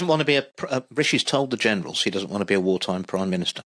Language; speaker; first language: English; native; English